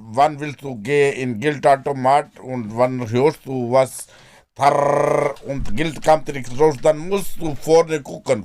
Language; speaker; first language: German; non-native, learner; Punjabi